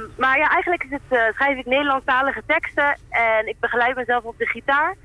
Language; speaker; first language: Dutch; native; Dutch